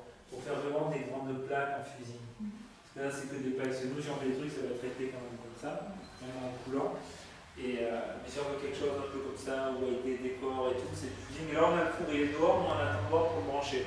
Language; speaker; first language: French; native; French